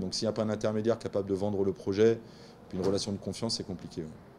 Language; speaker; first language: French; native; French